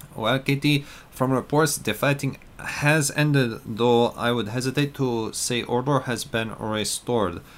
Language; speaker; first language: English; native; English